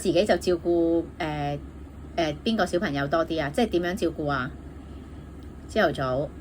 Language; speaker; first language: Cantonese; native; Cantonese